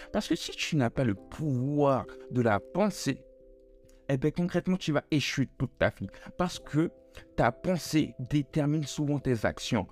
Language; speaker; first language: French; native; French